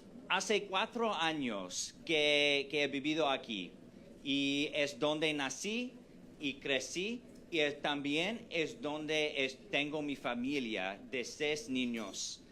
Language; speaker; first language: Spanish; non-native, fluent; English